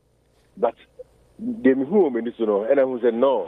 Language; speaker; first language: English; non-native, local second language; Akan